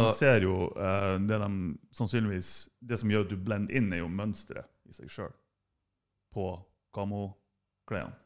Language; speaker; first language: Norwegian; non-native, fluent; German